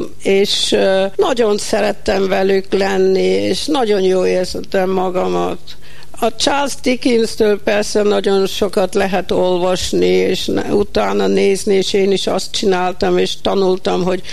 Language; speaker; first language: Hungarian; early bilingual, heritage; Hungarian